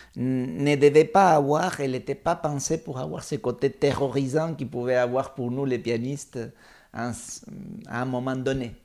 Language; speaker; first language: French; non-native, fluent; Spanish